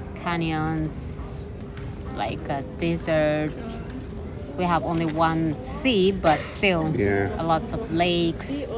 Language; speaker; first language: English; non-native, fluent; Russian